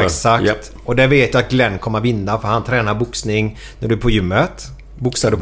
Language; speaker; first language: Swedish; native; Swedish